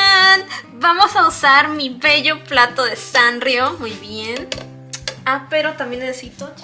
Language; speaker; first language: Spanish; native; Spanish